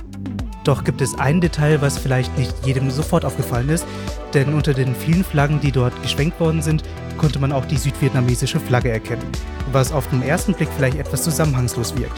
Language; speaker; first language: German; native; German